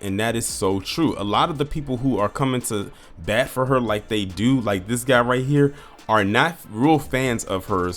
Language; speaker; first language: English; native; English